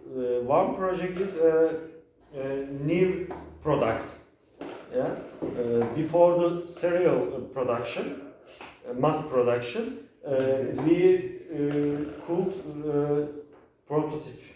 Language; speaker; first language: English; non-native, learner; Turkish